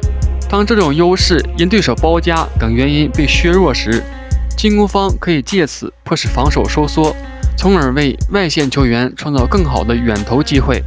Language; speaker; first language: Chinese; native; Chinese